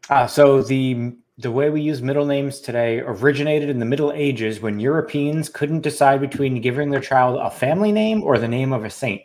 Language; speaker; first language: English; native; English